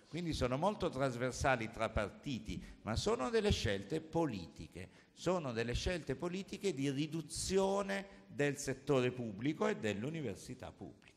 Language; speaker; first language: Italian; native; Italian